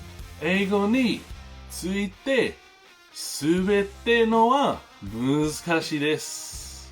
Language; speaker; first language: Japanese; non-native, learner; English